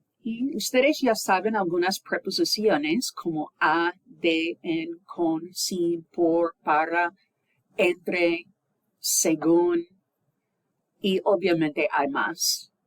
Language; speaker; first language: Spanish; non-native, fluent; English